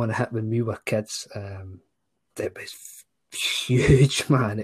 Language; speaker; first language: English; native; English